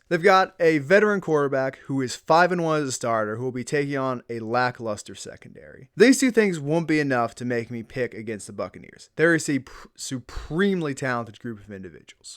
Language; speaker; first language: English; native; English